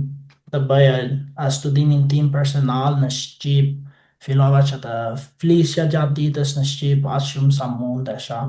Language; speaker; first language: Albanian; non-native, fluent; English